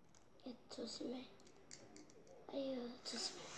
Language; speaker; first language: Korean; native; Korean